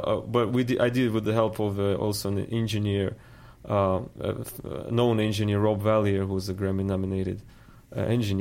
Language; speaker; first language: English; non-native, fluent; Russian